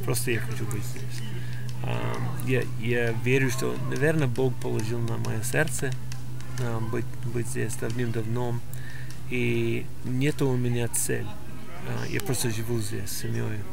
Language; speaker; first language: Russian; non-native, fluent; English